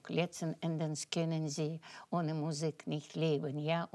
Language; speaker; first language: German; non-native, fluent; Russian